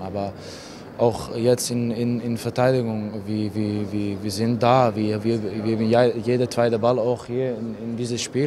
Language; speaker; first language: German; non-native, fluent; Dutch